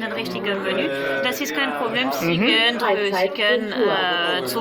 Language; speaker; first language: German; non-native, learner; French